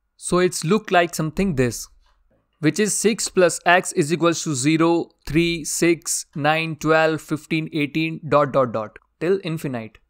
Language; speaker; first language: English; non-native, local second language; Hindi